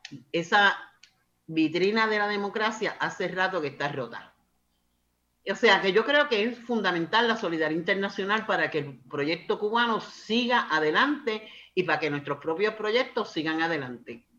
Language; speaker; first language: Spanish; native; Spanish